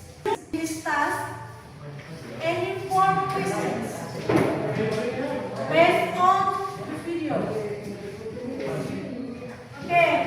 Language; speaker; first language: English; non-native, learner; Indonesian